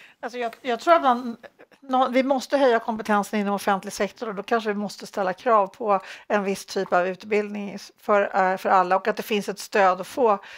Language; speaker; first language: Swedish; native; Swedish